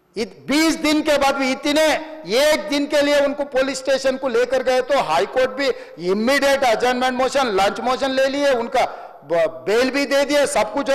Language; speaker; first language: Hindi; non-native, local second language; Telugu